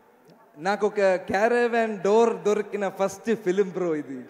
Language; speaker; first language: Telugu; non-native, learner; Malayalam